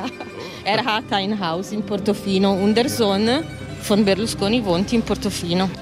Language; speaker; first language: German; non-native, learner; Italian